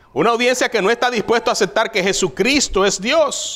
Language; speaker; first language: Spanish; native; Spanish